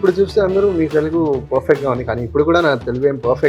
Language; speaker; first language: Telugu; non-native, fluent; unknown